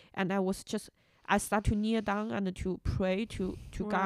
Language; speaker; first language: English; non-native, fluent; Chinese